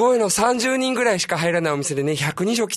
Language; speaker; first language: Japanese; native; Japanese